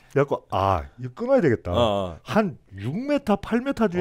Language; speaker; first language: Korean; native; Korean